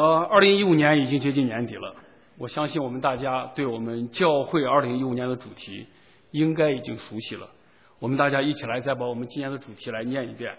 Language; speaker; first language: Chinese; native; Chinese